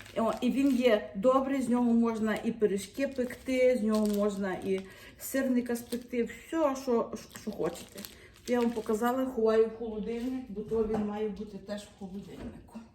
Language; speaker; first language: Ukrainian; native; Ukrainian